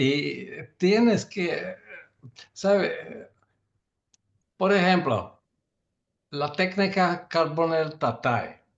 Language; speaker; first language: Spanish; non-native, learner; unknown